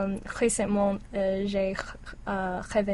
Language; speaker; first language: French; non-native, learner; English